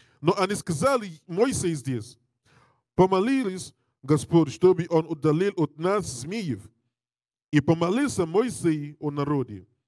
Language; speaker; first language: Russian; non-native, learner; English